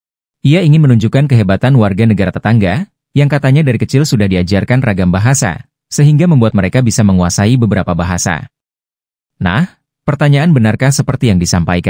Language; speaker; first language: Indonesian; native; Indonesian